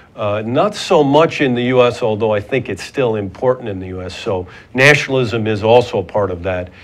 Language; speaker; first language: English; native; English